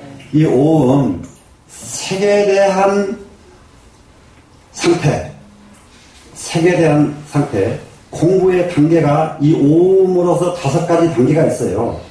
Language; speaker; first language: Korean; native; Korean